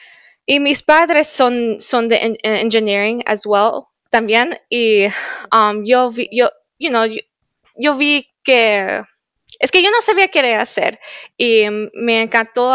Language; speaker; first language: Spanish; early bilingual, heritage; Spanish